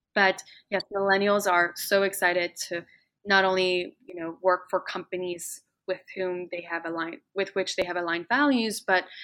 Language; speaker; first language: English; native; English